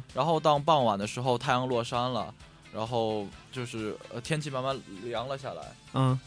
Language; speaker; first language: Chinese; native; Chinese